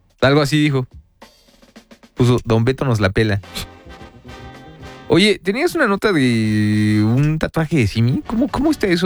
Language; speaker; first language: Spanish; native; Spanish